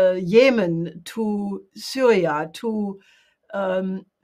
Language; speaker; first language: English; non-native, fluent; German